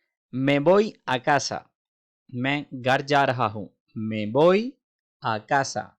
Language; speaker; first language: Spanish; non-native, fluent; Urdu